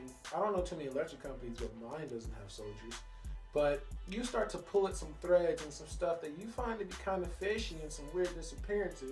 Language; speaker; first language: English; native; English